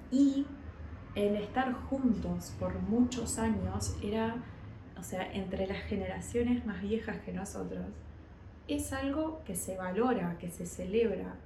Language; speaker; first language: Spanish; early bilingual, heritage; Spanish